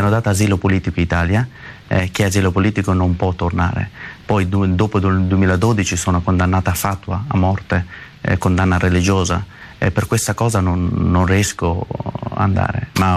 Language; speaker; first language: Italian; non-native, learner; Persian